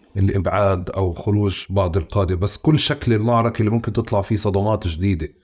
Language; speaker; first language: Arabic; native; Arabic